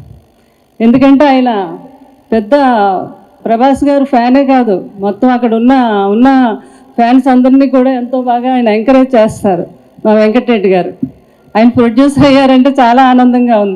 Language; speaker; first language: Telugu; native; Telugu